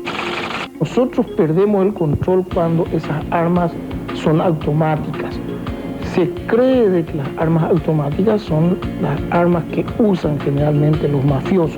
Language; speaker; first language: Spanish; native; Spanish